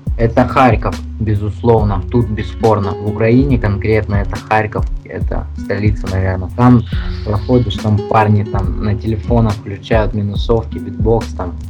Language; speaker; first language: Russian; native; Russian